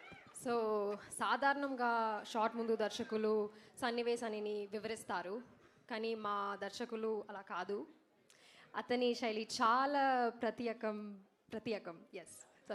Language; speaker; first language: Telugu; non-native, learner; Malayalam